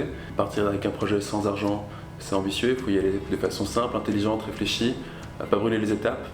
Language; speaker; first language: French; native; French